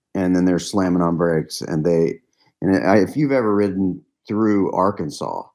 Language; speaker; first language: English; native; English